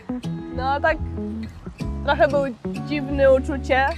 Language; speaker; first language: Polish; early bilingual, heritage; Polish